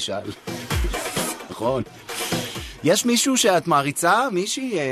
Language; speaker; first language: Hebrew; native; Hebrew